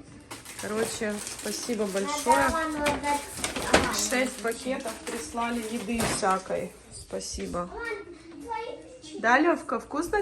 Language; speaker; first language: Russian; native; Russian